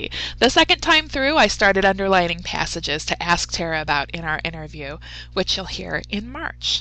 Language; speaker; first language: English; native; English